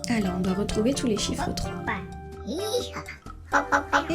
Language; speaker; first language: French; native; French